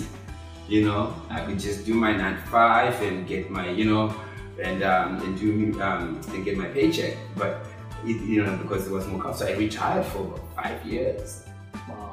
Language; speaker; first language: English; non-native, local second language; Shona